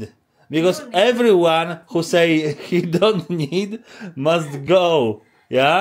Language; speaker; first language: English; non-native, learner; Polish